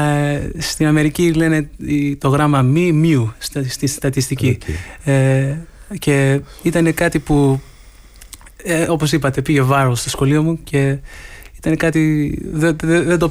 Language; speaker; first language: Greek; early bilingual, heritage; Greek